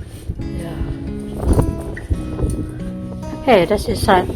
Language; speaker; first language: Dutch; non-native, learner; Indonesian